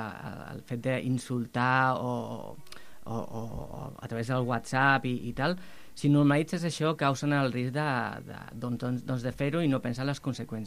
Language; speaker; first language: Catalan; native; Catalan